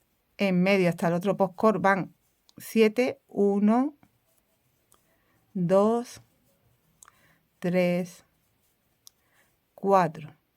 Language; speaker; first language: Spanish; native; Spanish